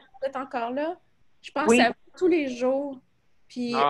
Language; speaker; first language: French; native; French